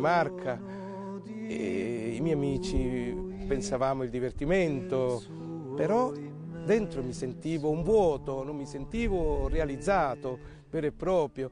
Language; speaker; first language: Italian; native; Italian